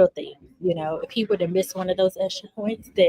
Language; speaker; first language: English; native; English